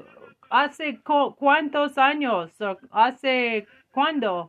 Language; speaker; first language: Spanish; non-native, learner; English